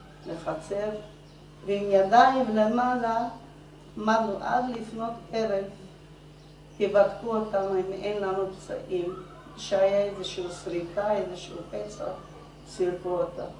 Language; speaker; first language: Hebrew; non-native, fluent; Hungarian